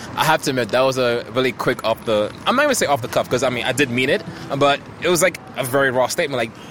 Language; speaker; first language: English; early bilingual, other home language; Haitian Creole